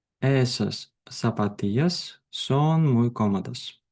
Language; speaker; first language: Spanish; non-native, fluent; Ukrainian